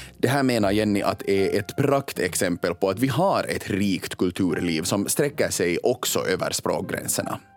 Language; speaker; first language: Swedish; native; Swedish